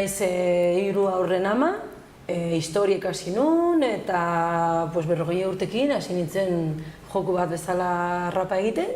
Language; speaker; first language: Basque; non-native, local second language; Spanish